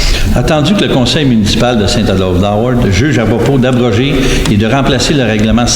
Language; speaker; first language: French; native; French